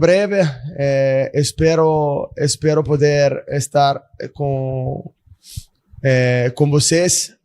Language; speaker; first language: Portuguese; non-native, fluent; Italian